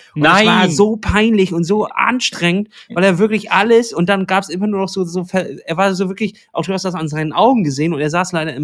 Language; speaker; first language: German; native; German